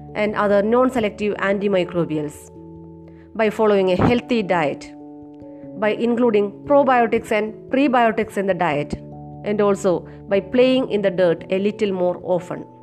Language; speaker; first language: English; non-native, local second language; Malayalam